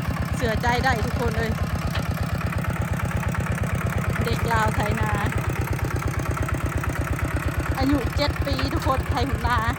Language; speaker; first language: Thai; non-native, local second language; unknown